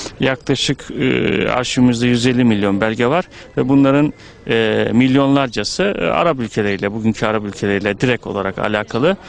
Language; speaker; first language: Turkish; native; Turkish